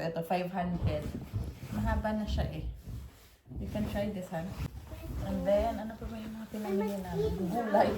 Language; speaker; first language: Filipino; non-native, local second language; Hiligaynon